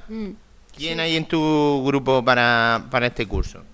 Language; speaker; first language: Spanish; native; Spanish